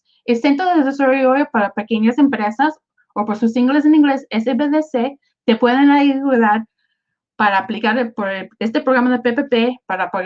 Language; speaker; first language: Spanish; early bilingual, other home language; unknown